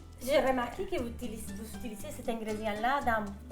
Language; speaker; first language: French; non-native, fluent; Spanish